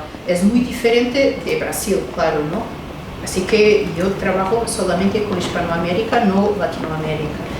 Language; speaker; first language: Spanish; non-native, fluent; Portuguese